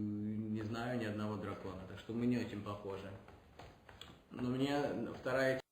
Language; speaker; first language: Russian; early bilingual, heritage; Russian